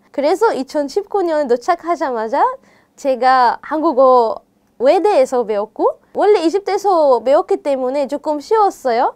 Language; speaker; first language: Korean; non-native, fluent; Arabic